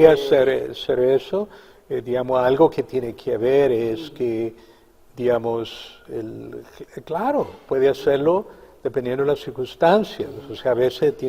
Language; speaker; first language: Spanish; native; Spanish